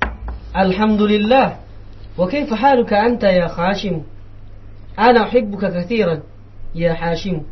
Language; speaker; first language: Arabic; non-native, learner; Indonesian